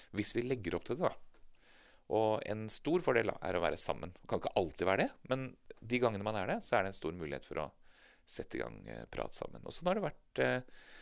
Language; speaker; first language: Norwegian; native; Norwegian